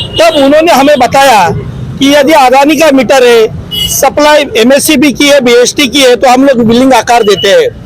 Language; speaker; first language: Hindi; non-native, local second language; Marathi